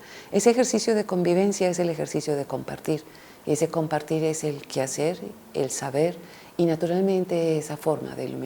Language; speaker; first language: Spanish; native; Spanish